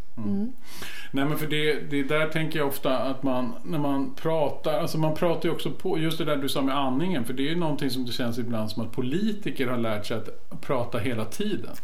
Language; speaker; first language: Swedish; native; Swedish